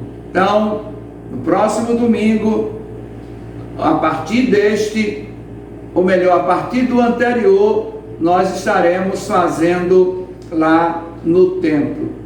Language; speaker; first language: Portuguese; native; Portuguese